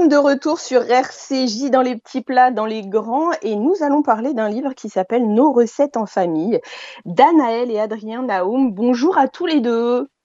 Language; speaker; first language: French; native; French